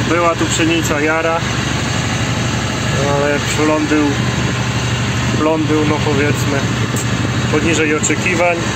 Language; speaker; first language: Polish; native; Polish